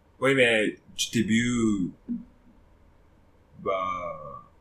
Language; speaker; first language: French; non-native, fluent; Japanese